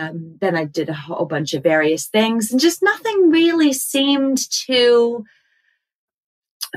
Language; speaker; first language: English; native; English